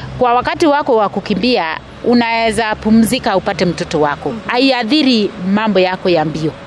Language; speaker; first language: Swahili; non-native, local second language; Kalenjin